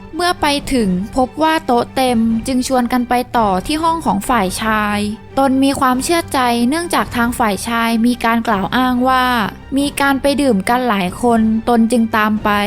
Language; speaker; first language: Thai; native; Thai